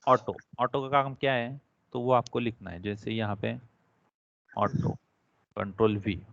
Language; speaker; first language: Hindi; non-native, local second language; Marathi